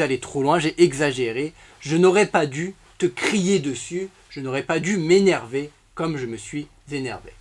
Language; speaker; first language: French; native; French